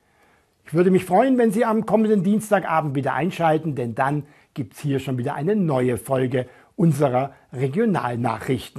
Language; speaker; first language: German; native; German